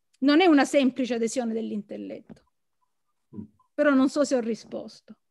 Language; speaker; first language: Italian; native; Italian